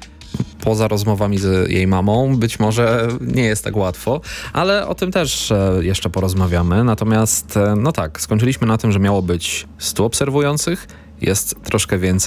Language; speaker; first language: Polish; native; Polish